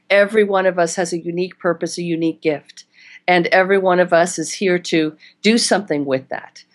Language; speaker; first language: English; native; English